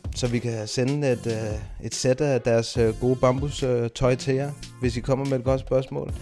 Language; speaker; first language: Danish; native; Danish